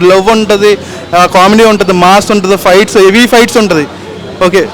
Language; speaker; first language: Telugu; native; Telugu